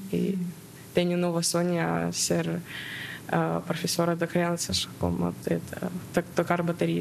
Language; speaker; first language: Portuguese; non-native, learner; Ukrainian